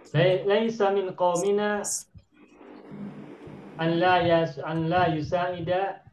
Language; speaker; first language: Arabic; non-native, fluent; Indonesian